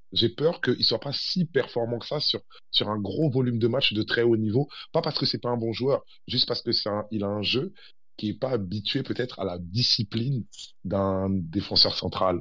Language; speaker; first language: French; early bilingual, other home language; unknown